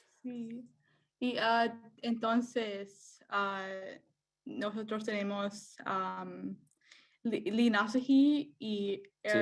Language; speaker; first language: Spanish; non-native, learner; English